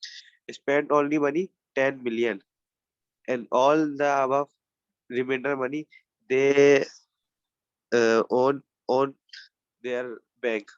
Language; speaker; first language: English; non-native, learner; Urdu